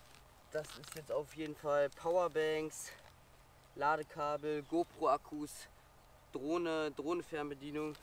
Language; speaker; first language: German; native; German